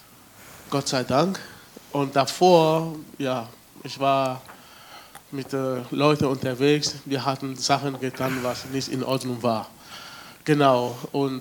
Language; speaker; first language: German; non-native, fluent; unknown